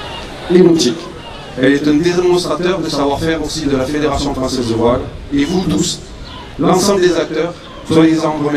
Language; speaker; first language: French; native; French